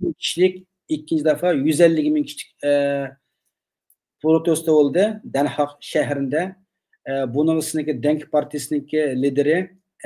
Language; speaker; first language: Turkish; non-native, learner; Uyghur